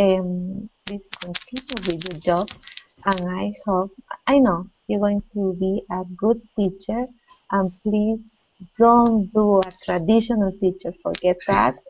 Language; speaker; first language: English; non-native, learner; Spanish